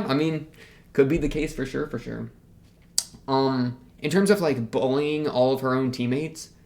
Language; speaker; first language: English; native; English